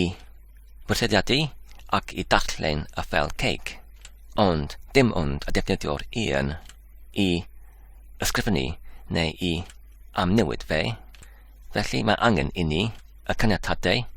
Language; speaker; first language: Welsh; non-native, learner; English